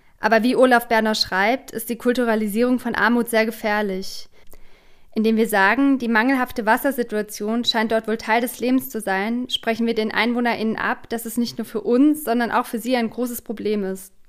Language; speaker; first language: German; native; German